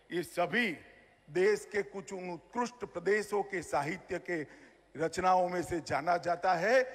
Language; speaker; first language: Hindi; non-native, local second language; Gujarati